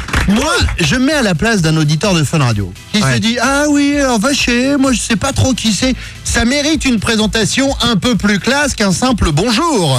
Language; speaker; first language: French; native; French